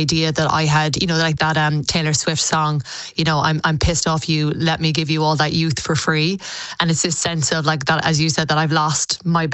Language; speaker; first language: English; native; English